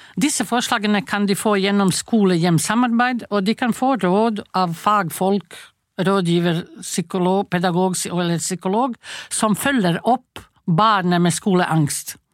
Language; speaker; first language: Norwegian; non-native, fluent; Croatian